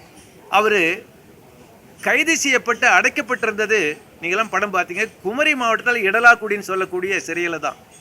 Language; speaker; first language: Tamil; native; Tamil